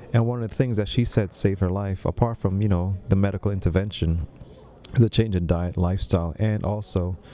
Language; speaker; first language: English; native; English